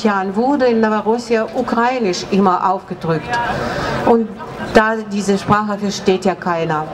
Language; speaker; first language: German; non-native, fluent; Russian